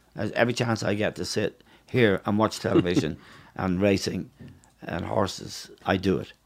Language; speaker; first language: English; native; English